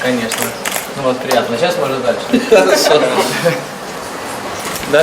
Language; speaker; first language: Russian; early bilingual, heritage; Russian